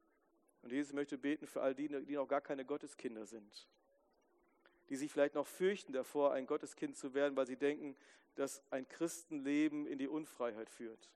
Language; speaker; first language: German; native; German